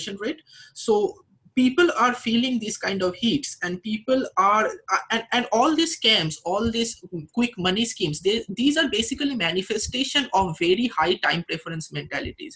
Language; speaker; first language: English; non-native, local second language; Bangla